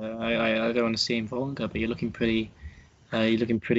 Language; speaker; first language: English; native; English